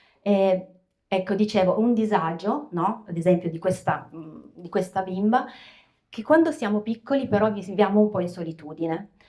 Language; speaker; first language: Italian; native; Italian